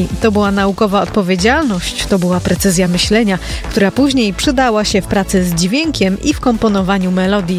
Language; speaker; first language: Polish; native; Polish